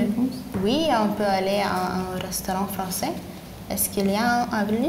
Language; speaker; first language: French; non-native, learner; Lithuanian